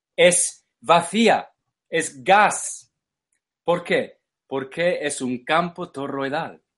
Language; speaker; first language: Spanish; non-native, fluent; English